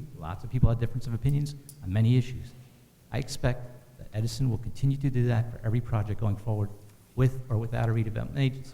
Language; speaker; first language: English; native; English